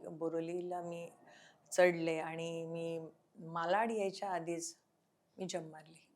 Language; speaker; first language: Marathi; non-native, local second language; Konkani